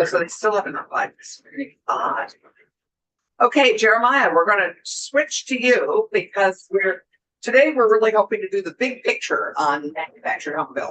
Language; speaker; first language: English; native; English